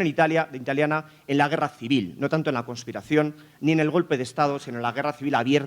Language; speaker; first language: Spanish; native; Spanish